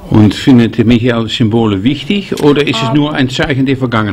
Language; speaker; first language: German; non-native, learner; Dutch